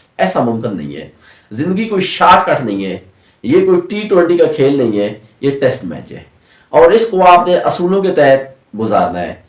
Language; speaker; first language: Urdu; non-native, local second language; Punjabi